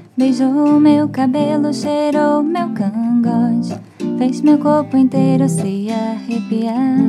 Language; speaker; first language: Latvian; non-native, fluent; Portuguese